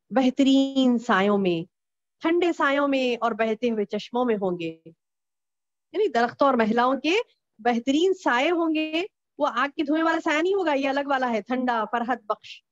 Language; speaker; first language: Hindi; native; Hindi